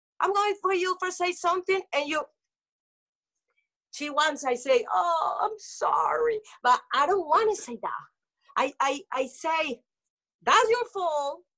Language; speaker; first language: English; non-native, local second language; Spanish